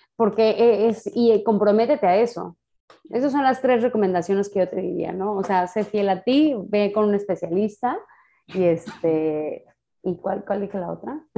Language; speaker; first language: Spanish; native; Spanish